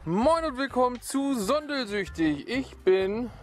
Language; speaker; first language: German; native; German